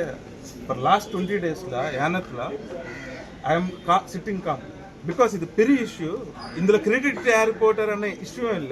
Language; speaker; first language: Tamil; non-native, local second language; Telugu